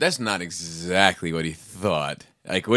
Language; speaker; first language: English; native; English